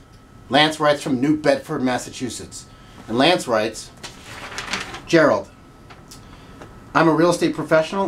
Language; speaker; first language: English; native; English